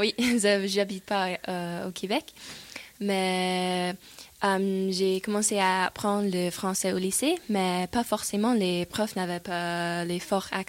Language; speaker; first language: French; non-native, fluent; English